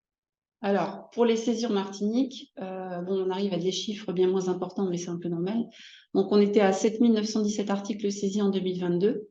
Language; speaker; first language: French; native; French